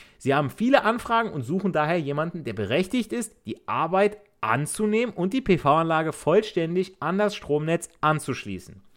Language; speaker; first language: German; native; German